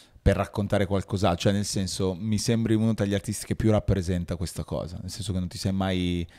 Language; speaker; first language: Italian; native; Italian